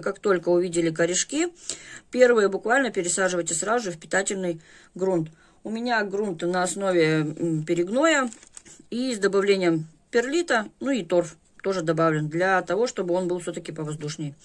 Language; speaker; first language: Russian; native; Russian